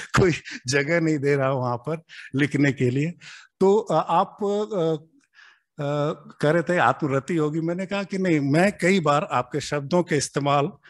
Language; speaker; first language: Hindi; native; Hindi